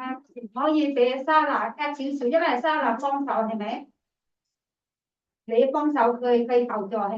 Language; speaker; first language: Cantonese; non-native, fluent; Thai